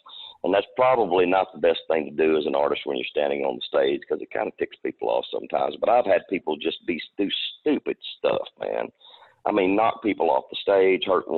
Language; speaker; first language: English; native; English